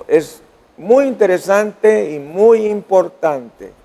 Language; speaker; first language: Spanish; native; Spanish